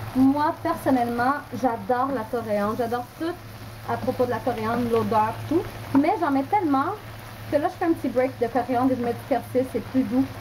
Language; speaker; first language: French; non-native, fluent; Portuguese